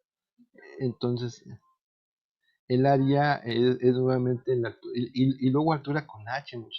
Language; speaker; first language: Spanish; native; Spanish